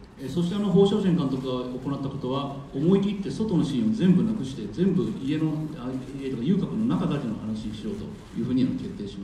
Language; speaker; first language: Japanese; non-native, fluent; Chinese